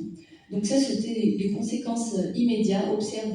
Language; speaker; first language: French; native; French